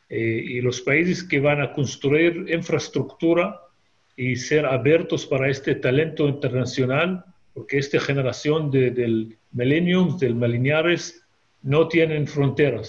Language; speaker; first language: Spanish; non-native, fluent; Hebrew